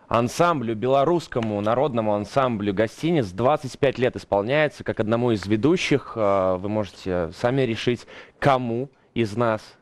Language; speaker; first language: Russian; native; Russian